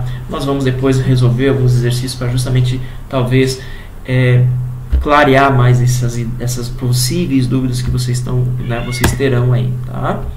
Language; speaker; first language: Portuguese; native; Portuguese